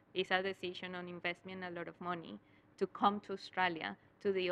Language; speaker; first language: English; non-native, fluent; Spanish